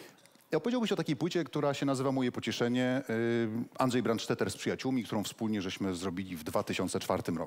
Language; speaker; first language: Polish; native; Polish